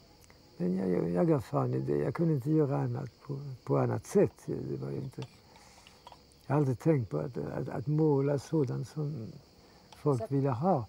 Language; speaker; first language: Swedish; early bilingual, heritage; Swedish